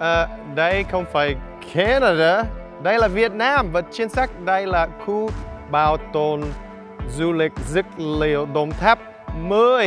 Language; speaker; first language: Vietnamese; non-native, fluent; English